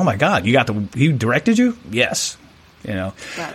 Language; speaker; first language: English; native; English